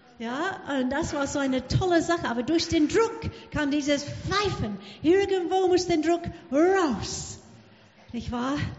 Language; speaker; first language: German; non-native, fluent; English